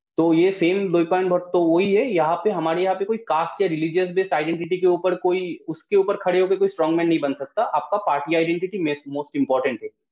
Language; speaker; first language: Hindi; non-native, local second language; Bangla